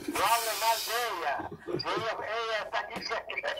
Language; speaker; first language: Spanish; native; Spanish